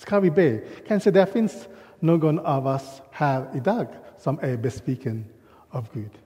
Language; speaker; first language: Swedish; non-native, learner; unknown